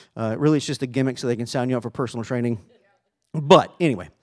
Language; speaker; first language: English; native; English